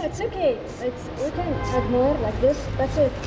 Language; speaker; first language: English; non-native, learner; Arabic